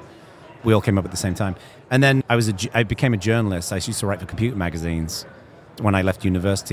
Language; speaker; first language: English; native; English